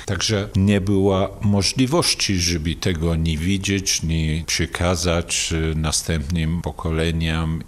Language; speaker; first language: Polish; non-native, fluent; Kurdish